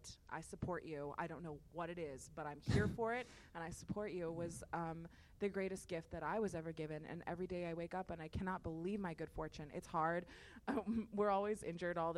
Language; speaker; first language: English; native; English